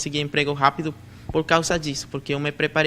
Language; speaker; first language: Portuguese; non-native, fluent; Spanish